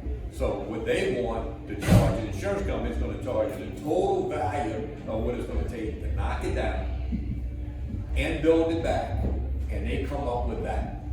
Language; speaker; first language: English; native; English